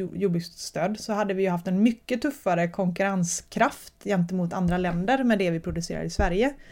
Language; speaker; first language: Swedish; native; Swedish